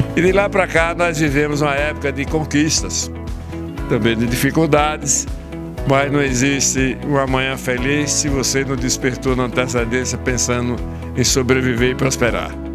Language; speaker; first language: Portuguese; early bilingual, other home language; Italian